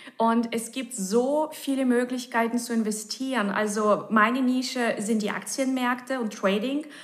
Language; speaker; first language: German; native; German